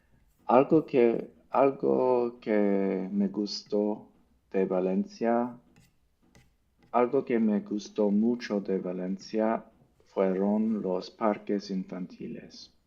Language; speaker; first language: Spanish; non-native, learner; English